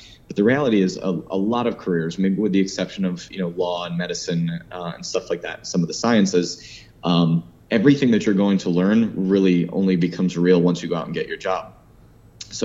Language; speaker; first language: English; native; English